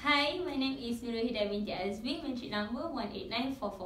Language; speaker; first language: English; non-native, local second language; Malay